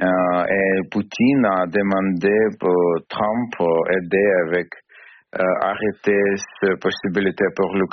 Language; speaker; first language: French; non-native, learner; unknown